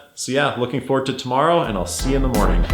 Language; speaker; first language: English; native; English